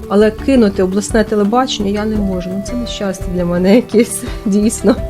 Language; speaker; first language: Ukrainian; non-native, local second language; Russian